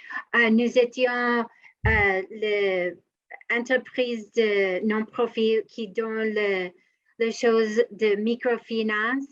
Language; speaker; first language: French; non-native, learner; English